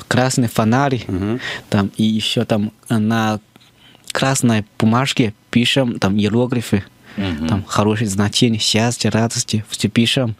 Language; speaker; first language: Russian; non-native, fluent; Chinese